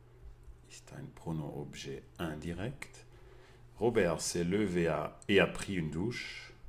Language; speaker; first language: French; non-native, fluent; German